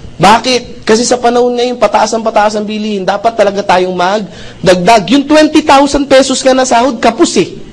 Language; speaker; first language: Filipino; non-native, local second language; Cebuano